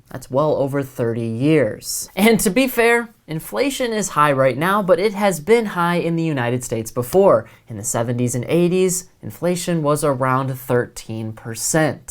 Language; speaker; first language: English; native; English